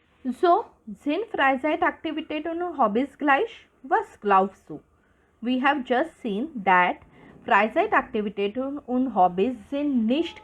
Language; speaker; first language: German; non-native, fluent; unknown